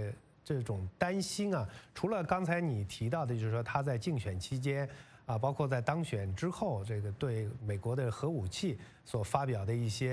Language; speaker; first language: Chinese; native; Chinese